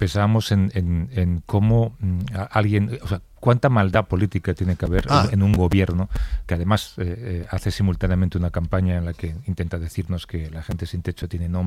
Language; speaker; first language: Spanish; native; Spanish